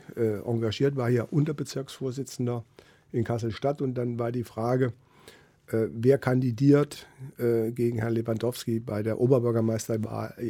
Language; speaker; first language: German; native; German